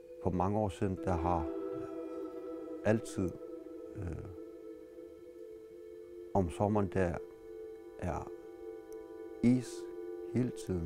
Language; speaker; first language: Danish; non-native, fluent; Kalaallisut